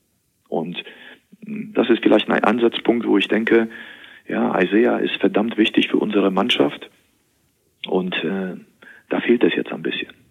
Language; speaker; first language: German; native; German